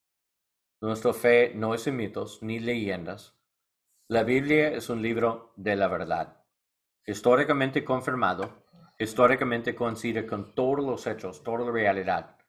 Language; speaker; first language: Spanish; non-native, learner; English